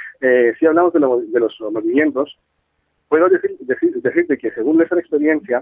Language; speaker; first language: Spanish; non-native, fluent; Greek